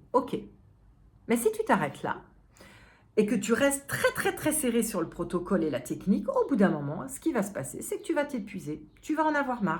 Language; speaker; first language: French; native; French